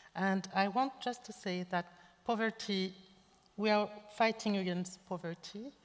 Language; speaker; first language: English; non-native, local second language; French